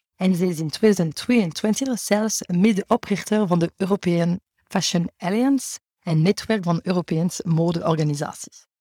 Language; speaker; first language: Dutch; non-native, fluent; French